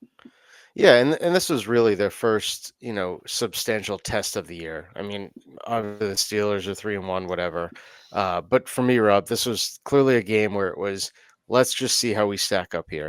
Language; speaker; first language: English; native; English